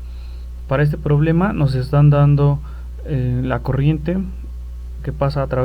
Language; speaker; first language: Spanish; native; Spanish